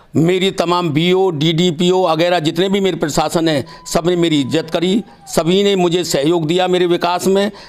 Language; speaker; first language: Hindi; native; Hindi